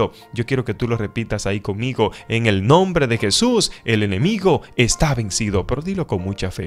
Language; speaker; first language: Spanish; native; Spanish